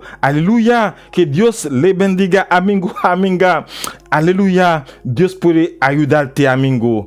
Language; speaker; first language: Spanish; non-native, learner; Haitian Creole